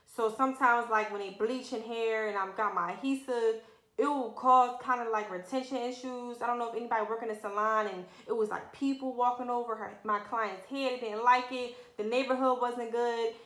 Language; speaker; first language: English; native; English